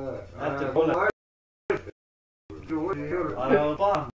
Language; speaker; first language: Estonian; non-native, learner; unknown